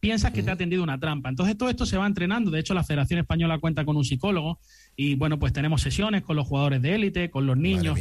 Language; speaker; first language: Spanish; native; Spanish